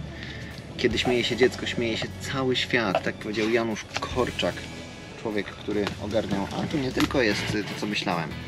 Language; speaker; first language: Polish; native; Polish